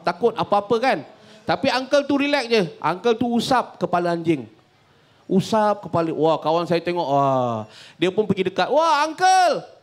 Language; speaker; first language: Malay; native; Malay